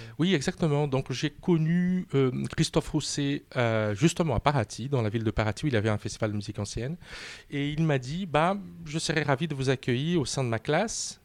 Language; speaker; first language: French; non-native, fluent; Portuguese